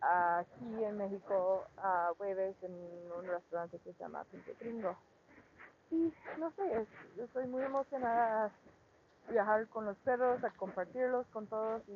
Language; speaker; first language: Spanish; non-native, learner; English